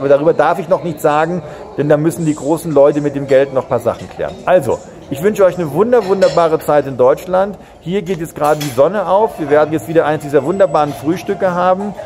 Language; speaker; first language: German; native; German